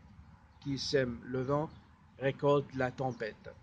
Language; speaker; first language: French; non-native, fluent; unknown